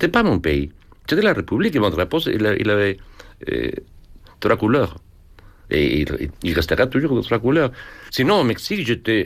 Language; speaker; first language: French; non-native, fluent; Spanish